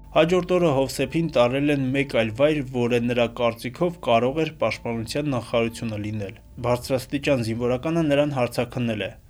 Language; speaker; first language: Armenian; native; Armenian